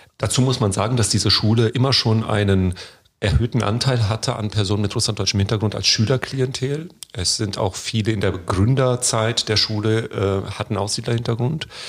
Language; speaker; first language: German; native; German